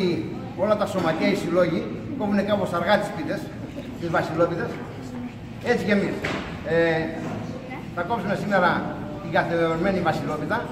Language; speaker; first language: Greek; native; Greek